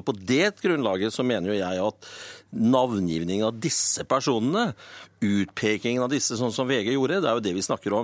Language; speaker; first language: Norwegian; native; Norwegian